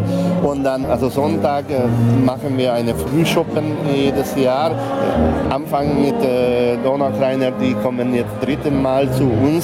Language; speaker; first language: German; non-native, local second language; Hungarian